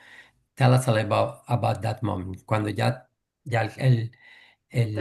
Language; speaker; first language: English; non-native, fluent; Spanish